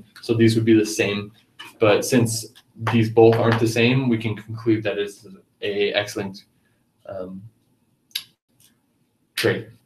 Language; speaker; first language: English; native; English